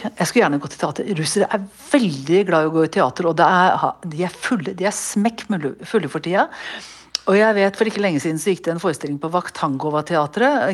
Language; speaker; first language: Norwegian; native; Norwegian